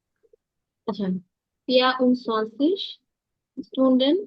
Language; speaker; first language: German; non-native, learner; Bangla